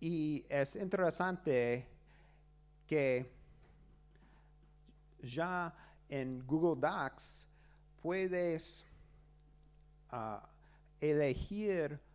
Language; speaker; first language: Spanish; non-native, learner; English